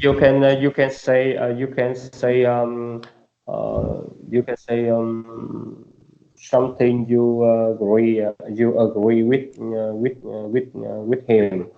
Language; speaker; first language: English; non-native, learner; Vietnamese